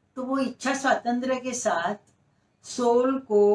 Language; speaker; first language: Hindi; non-native, local second language; Marathi